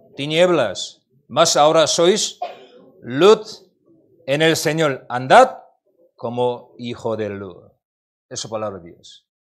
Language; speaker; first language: Spanish; non-native, learner; Korean